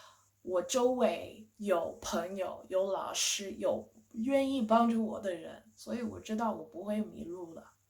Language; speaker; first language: Chinese; non-native, fluent; English